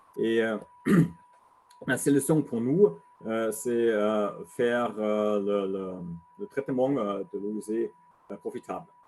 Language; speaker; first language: French; non-native, learner; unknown